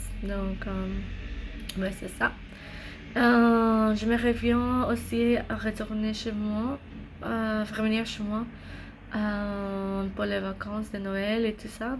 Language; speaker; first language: French; non-native, learner; English